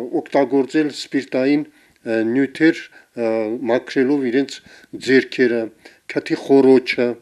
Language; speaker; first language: Armenian; native; Armenian